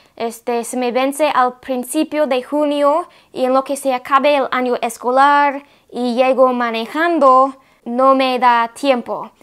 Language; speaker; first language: Spanish; non-native, fluent; English